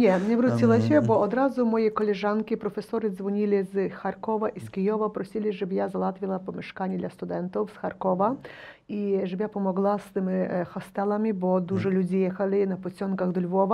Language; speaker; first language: Polish; non-native, learner; Ukrainian